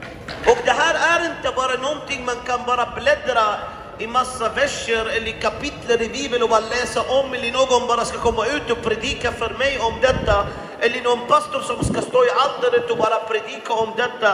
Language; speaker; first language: Swedish; non-native, fluent; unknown